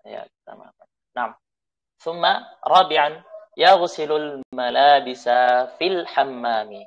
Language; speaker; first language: Arabic; non-native, fluent; Indonesian